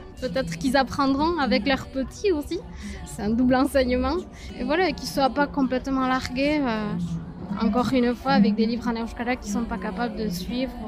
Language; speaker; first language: French; native; French